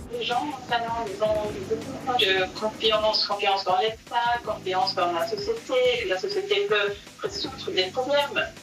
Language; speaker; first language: French; non-native, fluent; Swedish